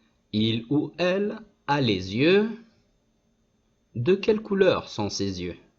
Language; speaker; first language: French; non-native, fluent; Spanish